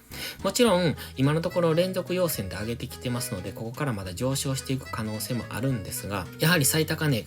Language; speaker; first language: Japanese; native; Japanese